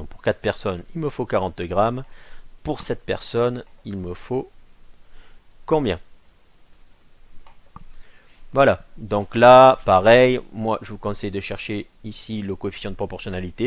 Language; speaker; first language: French; native; French